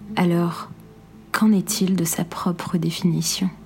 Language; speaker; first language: French; non-native, local second language; Arabic